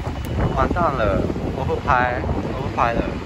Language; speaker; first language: Chinese; non-native, fluent; Japanese